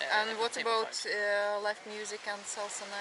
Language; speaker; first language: English; non-native, fluent; Russian